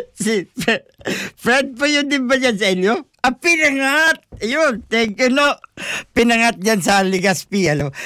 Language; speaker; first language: Filipino; non-native, local second language; Bikol